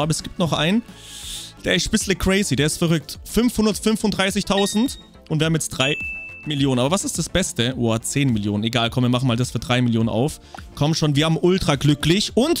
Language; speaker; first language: German; native; German